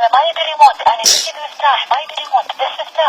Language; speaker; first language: Arabic; native; Arabic